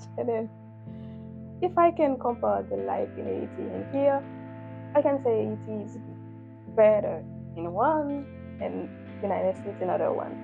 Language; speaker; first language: English; non-native, learner; Haitian Creole